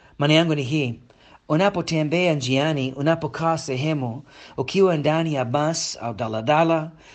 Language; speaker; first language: Swahili; non-native, fluent; English